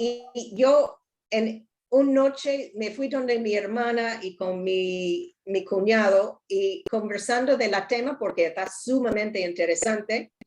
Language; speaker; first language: Spanish; non-native, learner; English